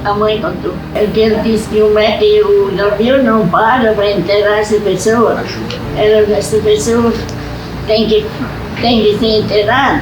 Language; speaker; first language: Portuguese; non-native, local second language; German